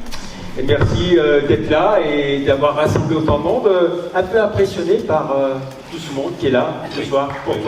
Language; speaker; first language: French; native; French